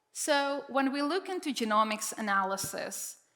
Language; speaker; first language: English; non-native, fluent; Czech